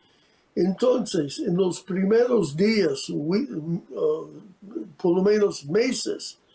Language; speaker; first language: Spanish; non-native, fluent; English